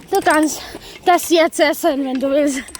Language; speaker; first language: German; non-native, learner; Malayalam